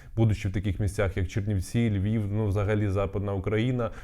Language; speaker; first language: Ukrainian; non-native, local second language; Russian